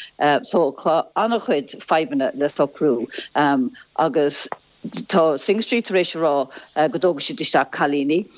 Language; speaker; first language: Irish; non-native, local second language; English